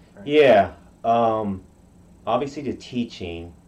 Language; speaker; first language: English; non-native, fluent; Japanese